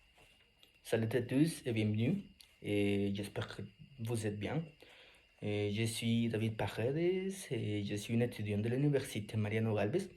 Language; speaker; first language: French; non-native, learner; Spanish